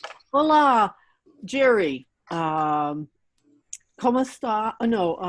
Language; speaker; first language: Spanish; non-native, learner; English